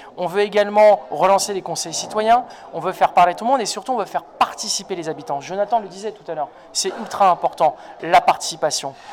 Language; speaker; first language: French; native; French